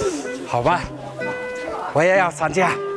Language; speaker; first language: Chinese; non-native, fluent; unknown